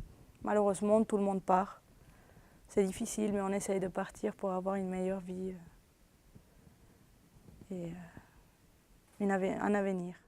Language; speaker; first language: French; non-native, fluent; Spanish